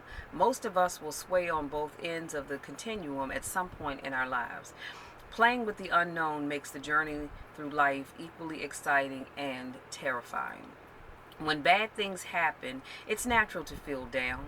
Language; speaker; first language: English; native; English